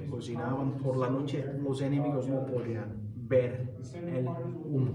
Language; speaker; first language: Spanish; non-native, fluent; Turkish